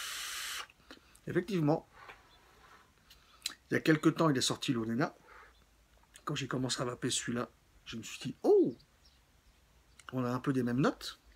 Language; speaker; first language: French; native; French